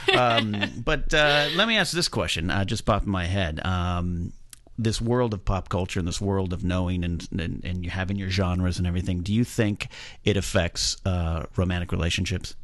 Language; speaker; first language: English; native; English